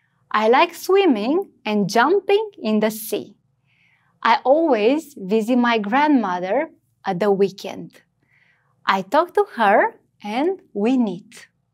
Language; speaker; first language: English; non-native, fluent; Romanian